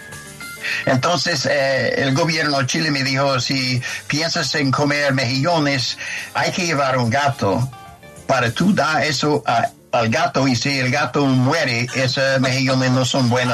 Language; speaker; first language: Spanish; non-native, fluent; English